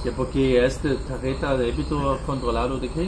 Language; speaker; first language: Spanish; non-native, learner; German